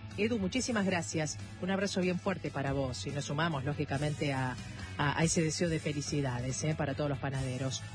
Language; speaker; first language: Spanish; native; Spanish